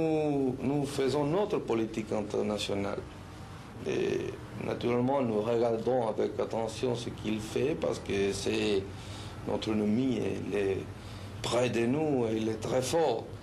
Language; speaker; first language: French; non-native, fluent; Spanish